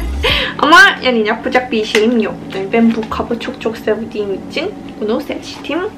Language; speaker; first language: Turkish; non-native, fluent; Korean